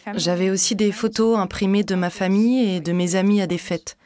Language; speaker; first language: French; non-native, fluent; Ukrainian